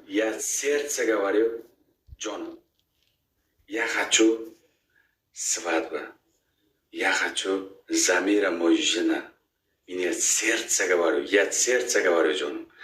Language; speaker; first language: Russian; non-native, learner; Uzbek